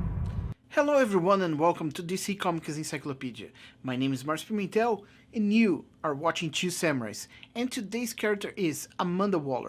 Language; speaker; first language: English; non-native, fluent; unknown